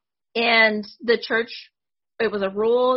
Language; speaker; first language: English; early bilingual, other home language; Spanish